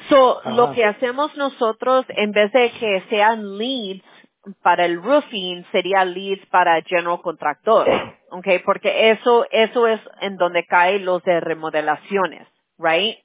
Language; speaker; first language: Spanish; early bilingual, heritage; Spanish